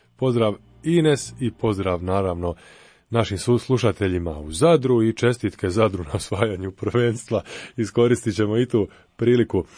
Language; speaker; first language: Croatian; native; Croatian